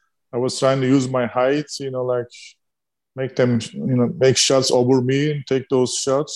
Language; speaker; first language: English; non-native, fluent; Turkish